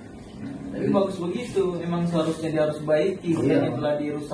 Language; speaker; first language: Indonesian; native; Indonesian